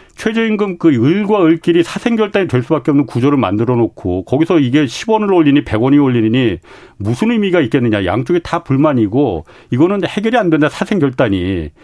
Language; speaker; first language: Korean; native; Korean